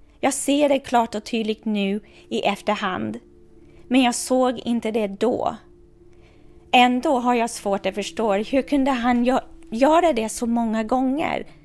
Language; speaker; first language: Swedish; non-native, fluent; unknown